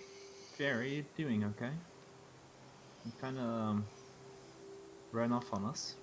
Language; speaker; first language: English; native; English